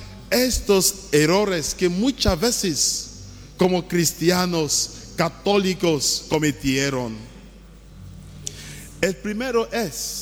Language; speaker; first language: Spanish; non-native, learner; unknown